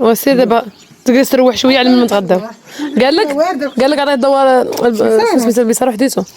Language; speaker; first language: Arabic; native; Arabic